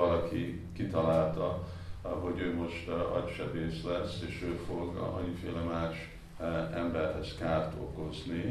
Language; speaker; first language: Hungarian; non-native, fluent; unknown